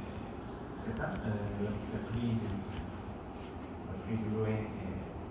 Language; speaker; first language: French; non-native, learner; Korean